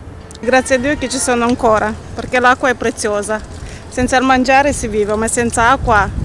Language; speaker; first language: Italian; native; Italian